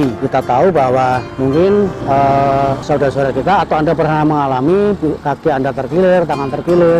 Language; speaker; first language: Indonesian; native; Indonesian